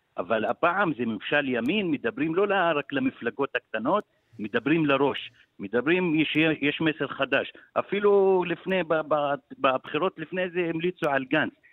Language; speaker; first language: Hebrew; non-native, local second language; Arabic